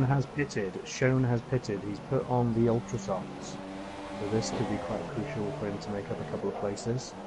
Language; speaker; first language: English; native; English